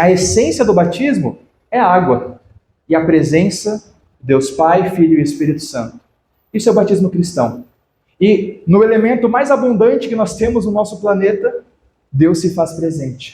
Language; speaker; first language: Portuguese; native; Portuguese